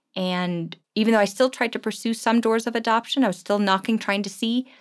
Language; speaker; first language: English; native; English